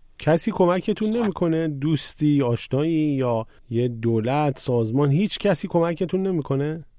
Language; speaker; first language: Persian; native; Persian